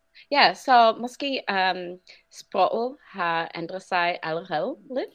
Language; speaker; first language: Danish; non-native, learner; English